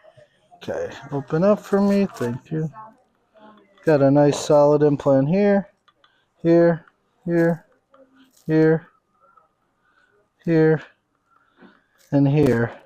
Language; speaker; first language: English; native; English